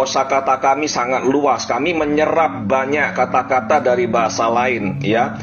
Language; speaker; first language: Indonesian; native; Indonesian